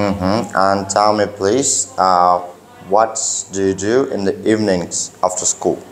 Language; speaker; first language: English; non-native, learner; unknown